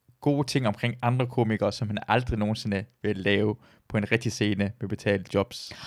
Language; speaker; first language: Danish; non-native, fluent; Persian